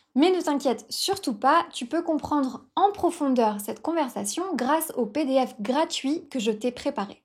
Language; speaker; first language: French; native; French